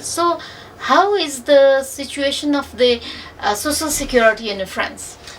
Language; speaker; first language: English; non-native, fluent; Nepali